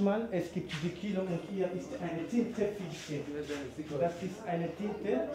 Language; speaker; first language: German; non-native, learner; Swahili